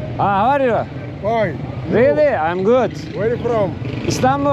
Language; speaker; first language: English; non-native, learner; Turkish